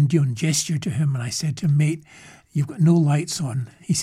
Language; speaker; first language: English; native; English